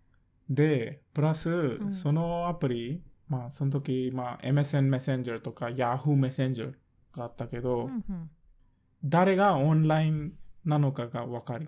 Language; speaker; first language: Japanese; non-native, fluent; English